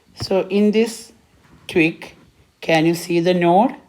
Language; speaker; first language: English; non-native, local second language; Malayalam